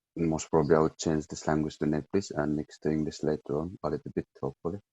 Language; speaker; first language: English; non-native, local second language; Nepali